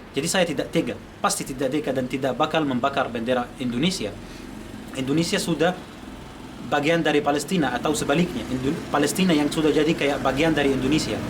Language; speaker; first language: Indonesian; non-native, fluent; Arabic